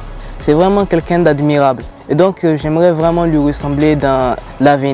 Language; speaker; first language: French; non-native, local second language; Hausa